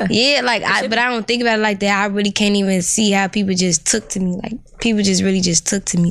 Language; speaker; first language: English; native; English